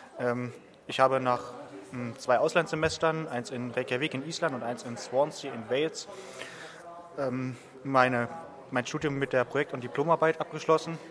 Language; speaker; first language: German; native; German